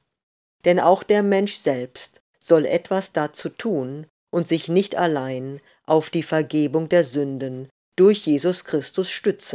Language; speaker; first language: German; native; German